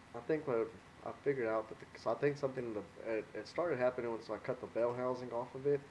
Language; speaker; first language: English; native; English